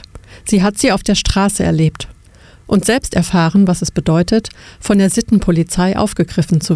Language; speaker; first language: German; native; German